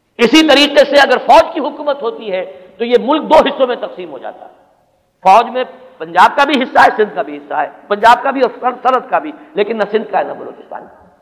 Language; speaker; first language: Urdu; native; Urdu